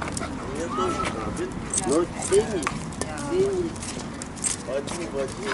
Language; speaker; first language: Russian; non-native, learner; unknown